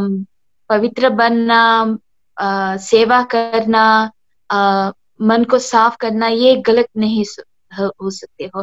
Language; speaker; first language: Hindi; early bilingual, heritage; Hindi